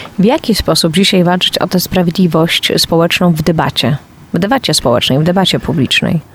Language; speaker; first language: Polish; native; Polish